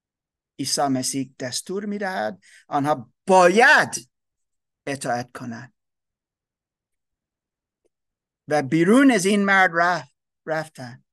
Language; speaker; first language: Persian; non-native, learner; English